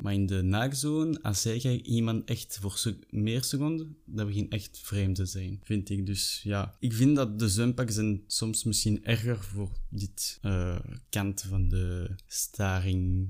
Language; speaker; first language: Dutch; non-native, learner; French